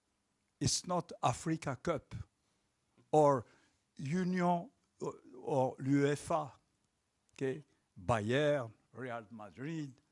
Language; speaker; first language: English; non-native, local second language; French